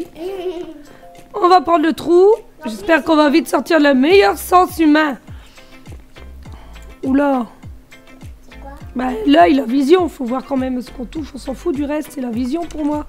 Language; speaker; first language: French; native; French